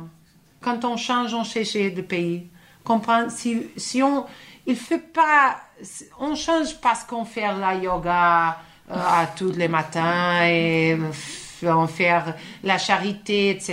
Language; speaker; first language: French; non-native, fluent; Portuguese